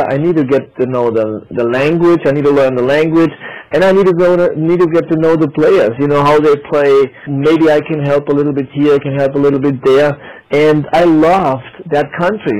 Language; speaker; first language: English; non-native, fluent; German